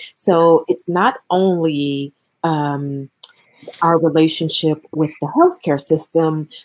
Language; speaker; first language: English; native; English